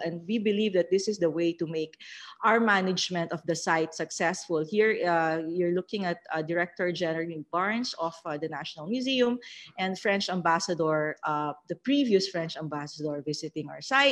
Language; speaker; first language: English; non-native, local second language; Filipino